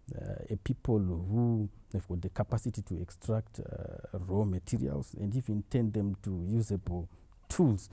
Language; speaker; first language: English; non-native, local second language; Shona